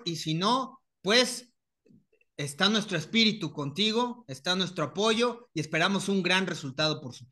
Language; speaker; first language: Spanish; native; Spanish